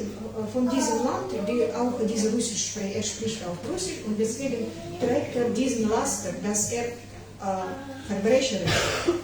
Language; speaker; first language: German; non-native, learner; Ukrainian